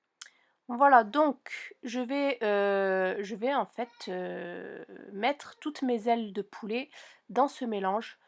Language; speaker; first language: French; native; French